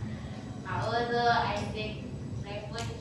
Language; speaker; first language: English; non-native, learner; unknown